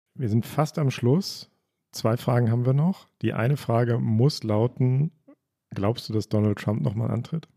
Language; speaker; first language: German; native; German